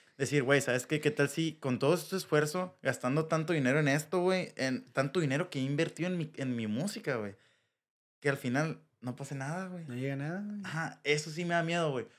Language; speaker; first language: Spanish; native; Spanish